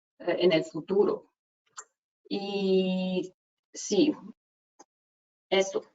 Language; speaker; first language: Spanish; non-native, fluent; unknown